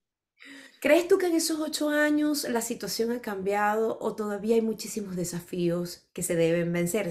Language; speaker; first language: Spanish; native; Spanish